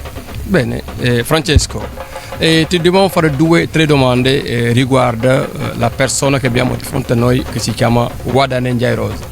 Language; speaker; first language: Italian; non-native, fluent; Wolof